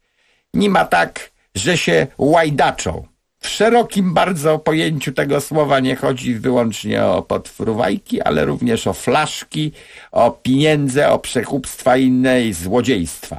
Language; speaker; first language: Polish; native; Polish